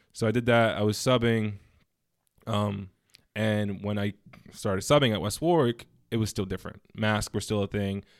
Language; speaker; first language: English; native; English